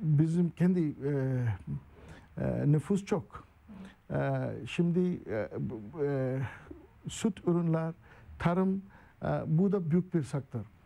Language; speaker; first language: Turkish; non-native, learner; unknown